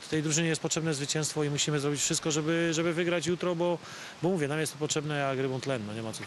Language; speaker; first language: Polish; native; Polish